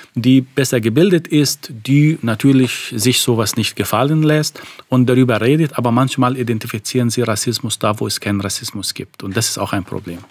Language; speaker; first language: German; non-native, fluent; Arabic